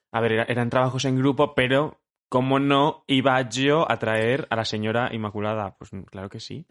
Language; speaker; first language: Spanish; native; Spanish